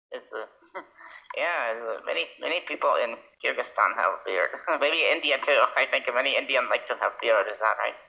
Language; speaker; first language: English; native; English